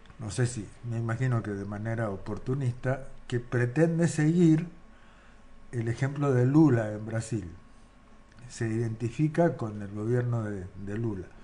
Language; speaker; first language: Spanish; native; Spanish